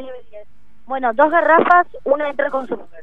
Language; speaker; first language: Spanish; native; Spanish